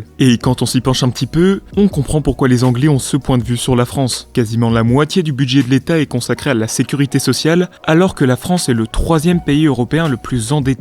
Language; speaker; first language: French; native; French